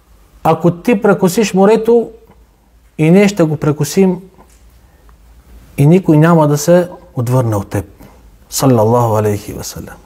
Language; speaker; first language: Bulgarian; non-native, local second language; Turkish